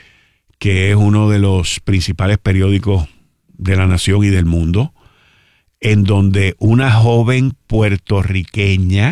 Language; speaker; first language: Spanish; native; Spanish